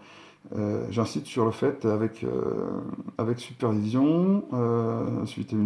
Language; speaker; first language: French; native; French